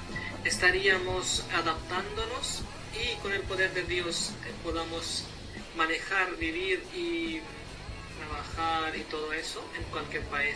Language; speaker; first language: Spanish; non-native, fluent; Hindi